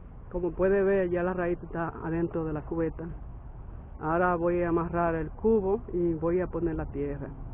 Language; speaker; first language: Spanish; native; Spanish